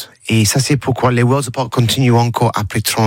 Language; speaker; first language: French; non-native, learner; English